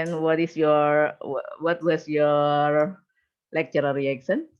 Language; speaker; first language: English; non-native, fluent; Indonesian